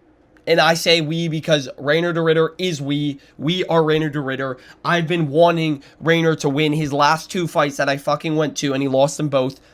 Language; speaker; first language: English; native; English